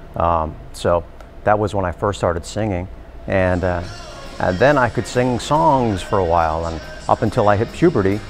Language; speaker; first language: English; native; English